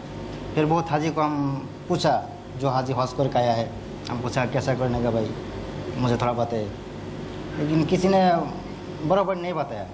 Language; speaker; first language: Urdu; non-native, learner; Bangla